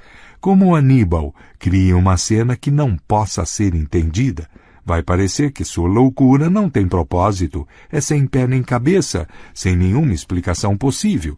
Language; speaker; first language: Portuguese; native; Portuguese